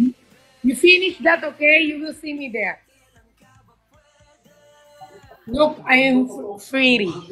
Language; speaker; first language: English; non-native, learner; Filipino